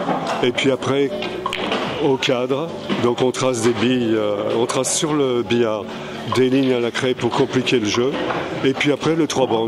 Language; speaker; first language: French; native; French